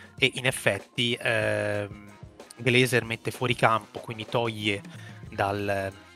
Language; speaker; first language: Italian; native; Italian